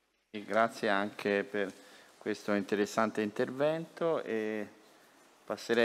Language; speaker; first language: Italian; native; Italian